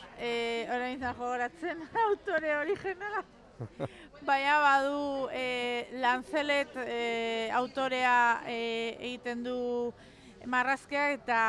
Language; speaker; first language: Basque; non-native, local second language; Spanish